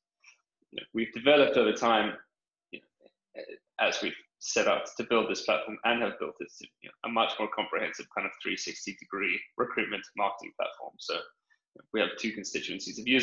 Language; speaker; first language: English; native; English